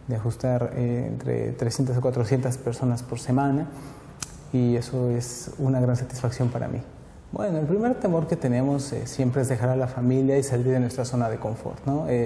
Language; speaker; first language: Spanish; native; Spanish